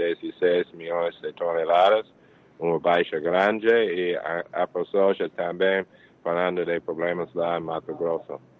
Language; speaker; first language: Portuguese; non-native, fluent; English